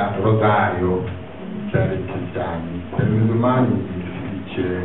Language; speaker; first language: Italian; non-native, fluent; Wolof